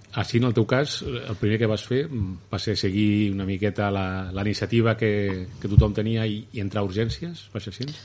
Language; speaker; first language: Catalan; native; Catalan